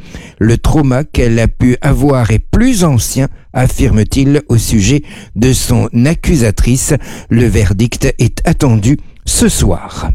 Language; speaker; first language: French; native; French